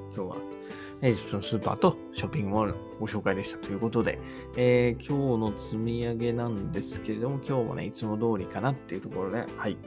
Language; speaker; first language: Japanese; native; Japanese